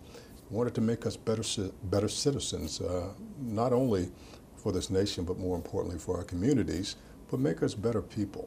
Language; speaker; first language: English; native; English